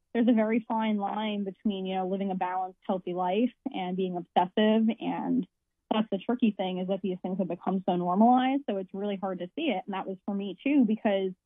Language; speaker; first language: English; native; English